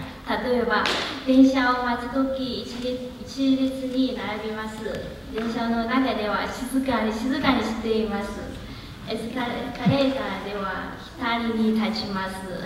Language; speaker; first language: Japanese; non-native, learner; Chinese